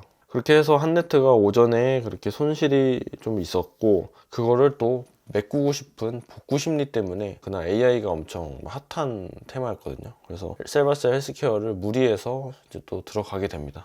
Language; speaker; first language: Korean; native; Korean